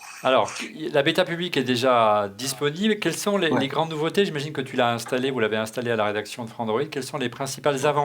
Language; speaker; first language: French; native; French